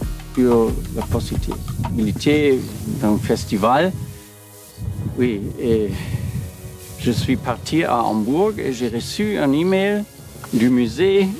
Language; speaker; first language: French; non-native, learner; German